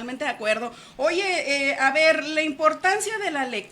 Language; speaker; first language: Spanish; native; Spanish